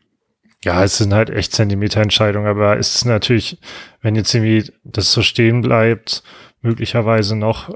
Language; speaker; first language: German; native; German